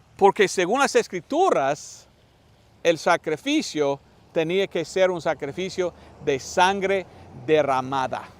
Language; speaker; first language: Spanish; non-native, fluent; English